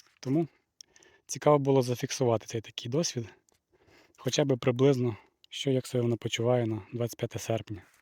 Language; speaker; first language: Ukrainian; native; Ukrainian